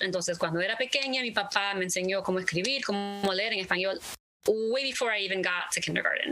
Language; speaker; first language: Spanish; early bilingual, heritage; Spanish